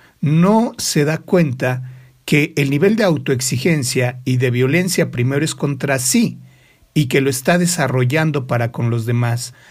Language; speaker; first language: Spanish; native; Spanish